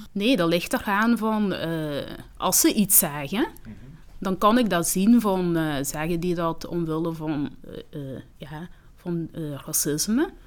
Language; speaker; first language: Dutch; early bilingual, other home language; Kinyarwanda